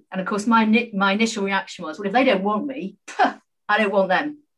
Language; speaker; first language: English; native; English